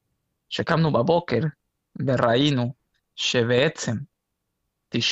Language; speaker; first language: Hebrew; non-native, fluent; Spanish